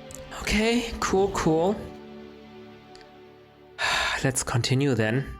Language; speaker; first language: English; native; English